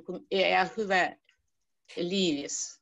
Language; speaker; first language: Finnish; non-native, learner; Russian